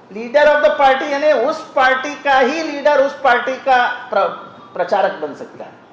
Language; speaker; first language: Hindi; non-native, local second language; Marathi